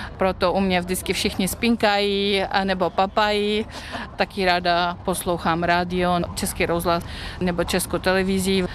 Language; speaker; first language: Czech; non-native, fluent; Russian